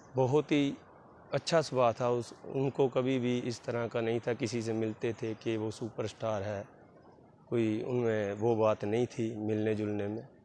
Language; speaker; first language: Hindi; non-native, local second language; Punjabi